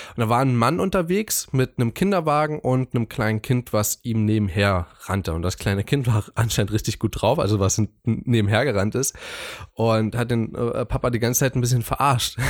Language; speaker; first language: German; native; German